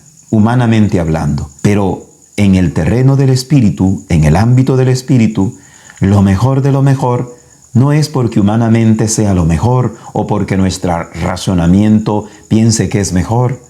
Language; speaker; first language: Spanish; native; Spanish